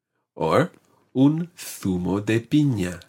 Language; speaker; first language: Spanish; non-native, fluent; English